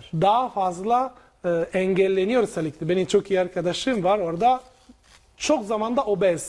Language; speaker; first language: Turkish; non-native, learner; Italian